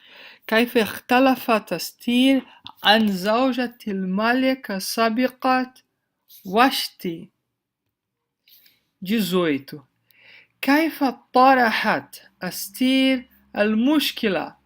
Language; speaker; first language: Arabic; non-native, fluent; Portuguese